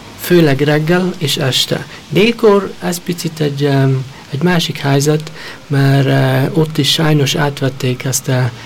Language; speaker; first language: Hungarian; early bilingual, heritage; Hungarian